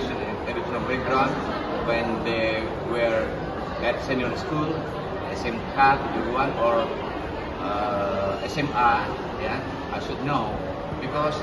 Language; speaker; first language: English; non-native, learner; Indonesian